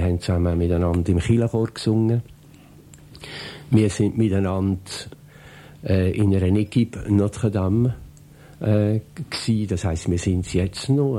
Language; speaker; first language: German; native; German